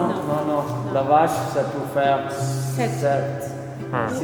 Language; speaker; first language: French; non-native, learner; Italian